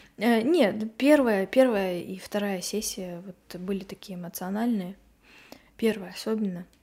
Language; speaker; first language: Russian; native; Russian